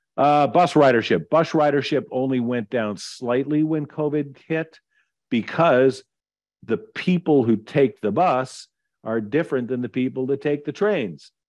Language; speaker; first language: English; native; English